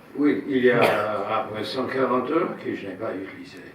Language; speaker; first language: French; non-native, fluent; English